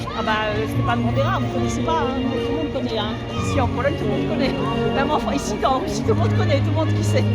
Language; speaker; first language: French; non-native, fluent; Polish